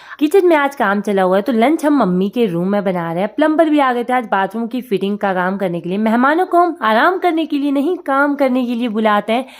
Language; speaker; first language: Hindi; native; Hindi